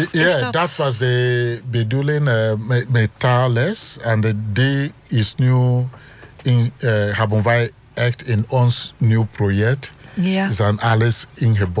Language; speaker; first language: Dutch; non-native, learner; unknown